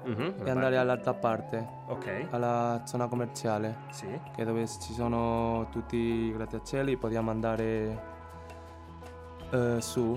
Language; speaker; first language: Italian; non-native, learner; Chinese